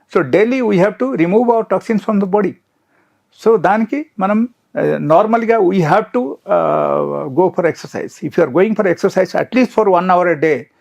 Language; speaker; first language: English; non-native, local second language; Telugu